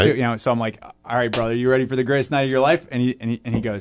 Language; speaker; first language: English; native; English